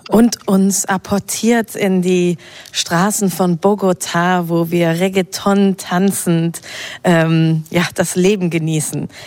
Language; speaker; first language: German; native; German